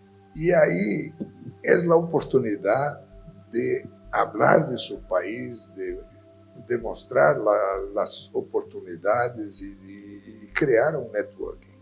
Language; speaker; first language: Spanish; non-native, fluent; Portuguese